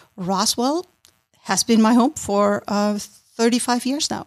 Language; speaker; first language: English; non-native, fluent; German